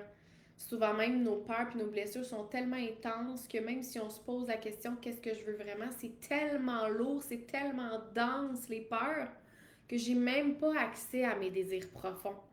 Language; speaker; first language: French; native; French